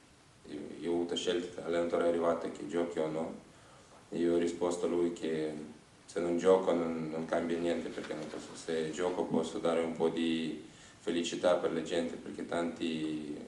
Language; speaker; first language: Italian; non-native, learner; Ukrainian